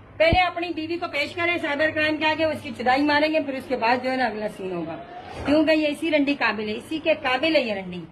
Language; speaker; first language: Urdu; non-native, local second language; Punjabi